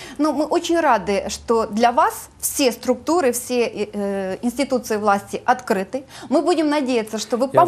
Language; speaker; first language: Russian; native; Russian